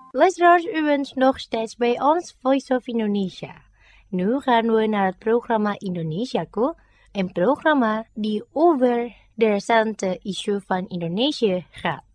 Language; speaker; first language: Dutch; non-native, fluent; Indonesian